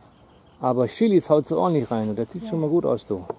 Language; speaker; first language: German; native; German